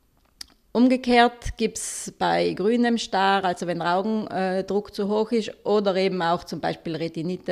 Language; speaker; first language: German; native; German